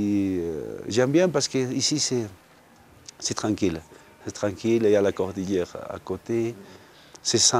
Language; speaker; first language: French; non-native, fluent; Spanish